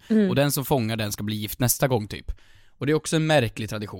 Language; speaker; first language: Swedish; native; Swedish